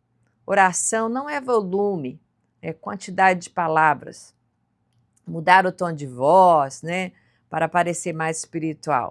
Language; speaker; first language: Portuguese; native; Portuguese